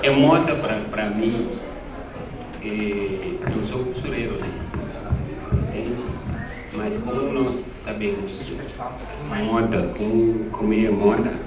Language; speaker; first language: Portuguese; non-native, learner; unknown